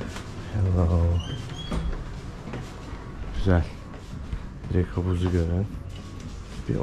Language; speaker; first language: Turkish; native; Turkish